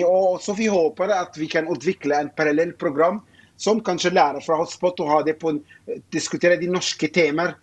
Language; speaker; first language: Norwegian; non-native, fluent; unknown